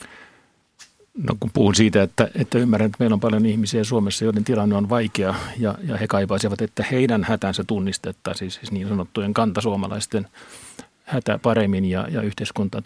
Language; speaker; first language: Finnish; native; Finnish